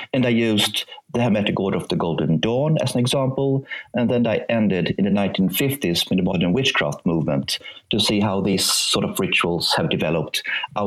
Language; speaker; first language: English; non-native, fluent; Swedish